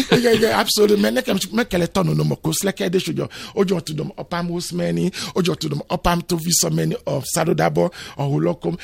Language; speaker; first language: Hungarian; non-native, learner; Yoruba